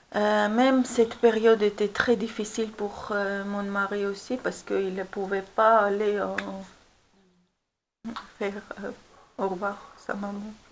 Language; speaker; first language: French; non-native, learner; Armenian